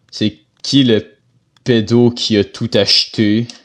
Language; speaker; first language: French; native; French